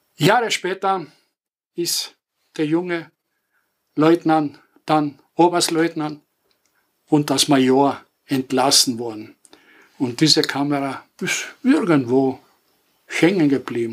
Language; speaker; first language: German; non-native, fluent; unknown